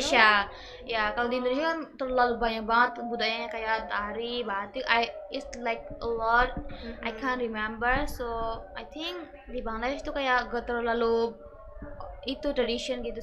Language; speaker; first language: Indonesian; early bilingual, other home language; Bangla